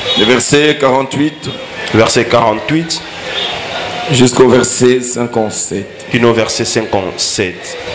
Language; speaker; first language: French; non-native, local second language; Lingala